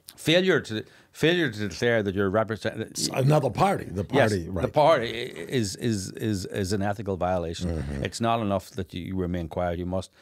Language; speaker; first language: English; native; English